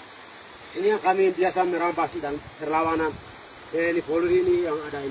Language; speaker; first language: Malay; non-native, local second language; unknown